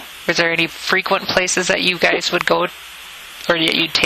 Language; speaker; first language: English; native; English